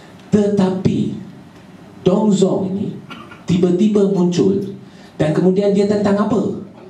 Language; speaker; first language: Malay; native; Malay